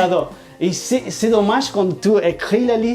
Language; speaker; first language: French; non-native, learner; Spanish